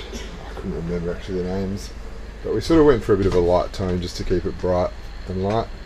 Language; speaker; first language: English; native; English